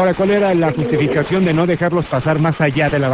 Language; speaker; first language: Spanish; native; Spanish